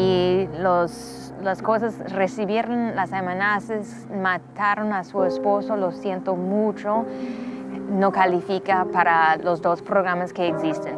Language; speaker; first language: Spanish; non-native, fluent; English